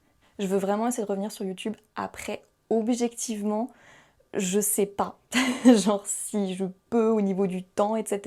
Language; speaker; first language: French; native; French